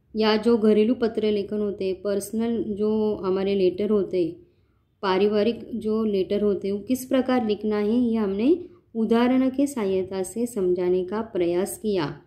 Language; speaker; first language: Hindi; non-native, local second language; Marathi